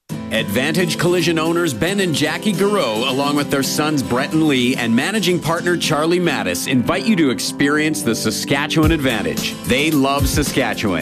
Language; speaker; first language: English; native; English